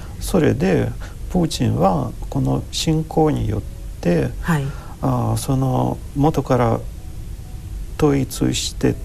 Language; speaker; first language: Japanese; non-native, fluent; Ukrainian